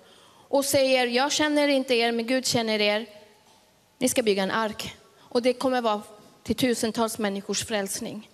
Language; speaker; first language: Swedish; early bilingual, other home language; Spanish